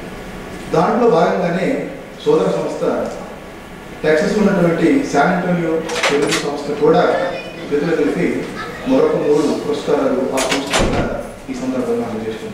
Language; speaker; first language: Telugu; native; Telugu